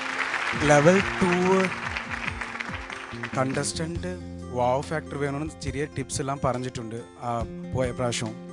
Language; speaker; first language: Malayalam; non-native, learner; Tamil